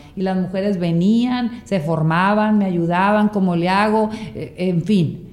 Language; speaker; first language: Spanish; native; Spanish